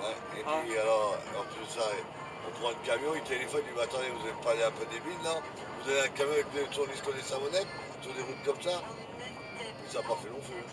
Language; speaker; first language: French; native; French